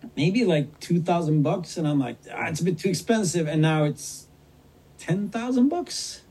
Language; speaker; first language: English; non-native, fluent; Swedish